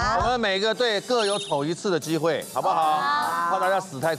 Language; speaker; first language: Chinese; native; Chinese